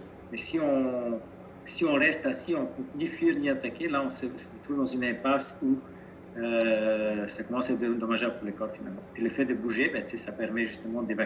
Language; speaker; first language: French; native; French